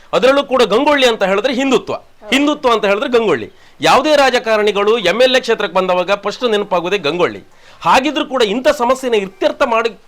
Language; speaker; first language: Kannada; native; Kannada